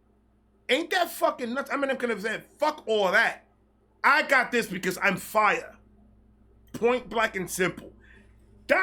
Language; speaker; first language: English; native; English